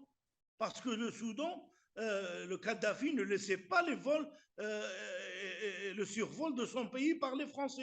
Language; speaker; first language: French; non-native, local second language; Arabic